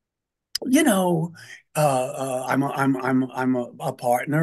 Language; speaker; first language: English; native; English